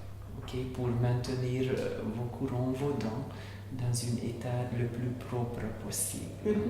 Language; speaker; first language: French; non-native, learner; Hungarian